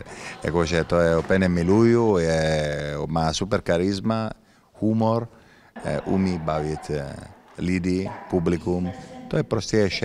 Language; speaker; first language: Czech; non-native, learner; Italian